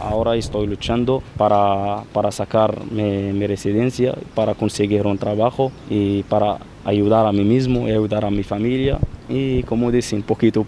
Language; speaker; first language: Spanish; non-native, fluent; Arabic